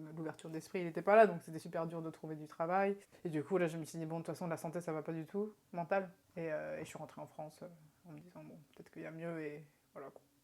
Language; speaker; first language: French; early bilingual, other home language; Japanese